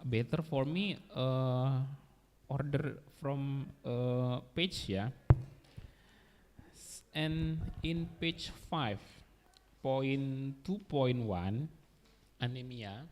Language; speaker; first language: English; non-native, learner; Indonesian